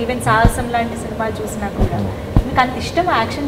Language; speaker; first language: Telugu; native; Telugu